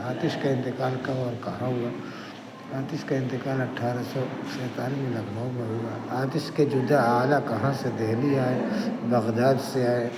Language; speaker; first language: Urdu; native; Urdu